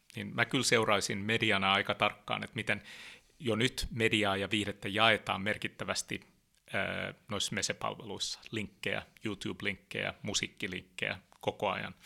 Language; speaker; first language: Finnish; early bilingual, heritage; Finnish